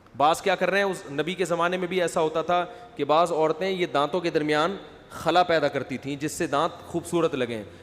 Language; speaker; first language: Urdu; native; Urdu